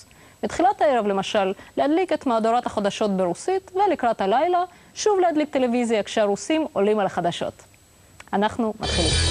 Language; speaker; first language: Hebrew; non-native, local second language; Russian